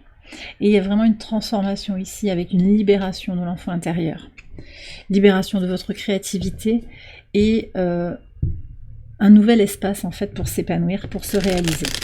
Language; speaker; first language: French; native; French